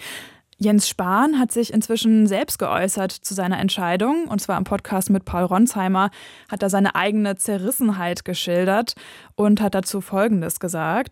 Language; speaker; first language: German; native; German